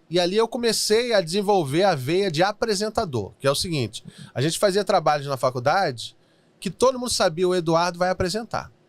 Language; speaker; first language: Portuguese; native; Portuguese